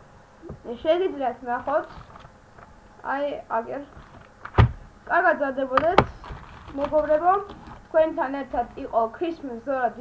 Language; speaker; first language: Georgian; native; Georgian